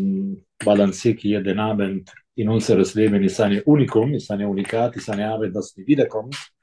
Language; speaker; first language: German; non-native, fluent; Italian